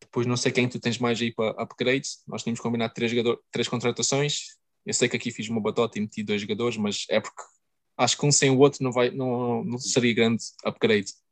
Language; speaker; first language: Portuguese; native; Portuguese